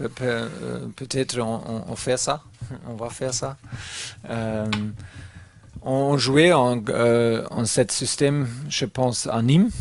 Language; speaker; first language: French; non-native, learner; German